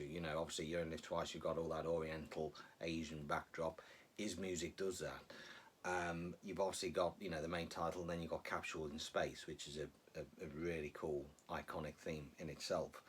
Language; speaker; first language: English; native; English